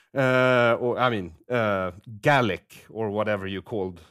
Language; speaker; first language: English; non-native, fluent; Swedish